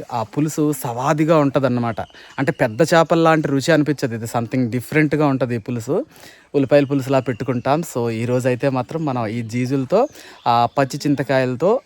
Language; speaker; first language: Telugu; non-native, local second language; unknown